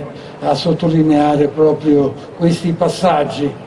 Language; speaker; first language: Italian; native; Italian